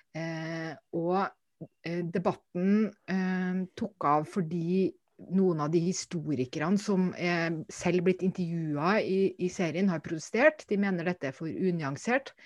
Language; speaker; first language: Norwegian; native; Norwegian